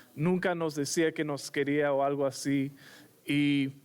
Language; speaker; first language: Spanish; early bilingual, heritage; Spanish